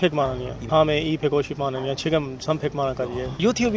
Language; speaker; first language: Korean; non-native, learner; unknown